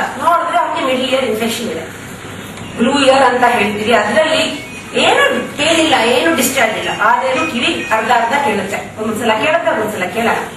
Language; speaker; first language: Kannada; non-native, local second language; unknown